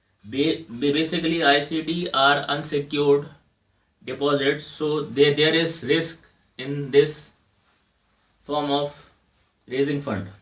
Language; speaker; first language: English; non-native, local second language; Hindi